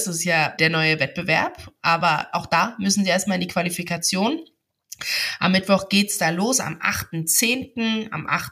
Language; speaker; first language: German; native; German